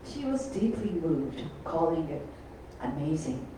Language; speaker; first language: English; non-native, fluent; Japanese